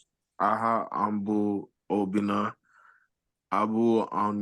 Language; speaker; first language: Igbo; non-native, learner; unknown